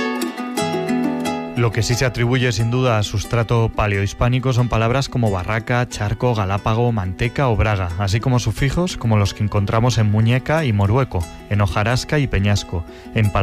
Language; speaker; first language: Spanish; native; Spanish